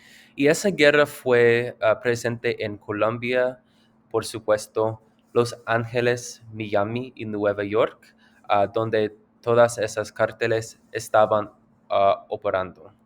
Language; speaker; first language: Spanish; non-native, learner; English